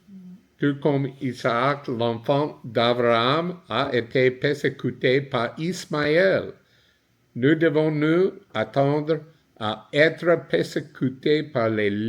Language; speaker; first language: French; non-native, learner; English